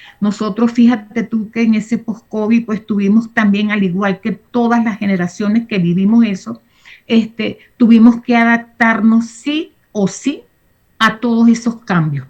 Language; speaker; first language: Spanish; native; Spanish